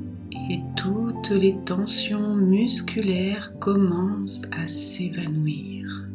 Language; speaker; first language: French; native; French